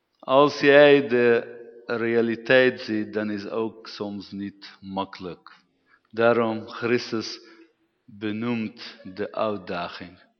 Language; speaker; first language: Dutch; non-native, fluent; Arabic